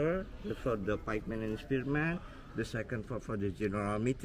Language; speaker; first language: English; non-native, learner; Indonesian